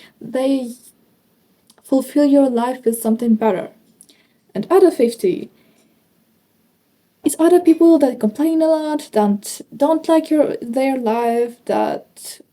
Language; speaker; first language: English; non-native, fluent; Ukrainian